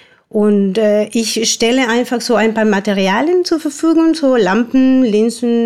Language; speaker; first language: German; non-native, fluent; Spanish